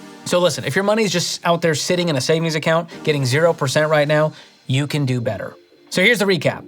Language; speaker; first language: English; native; English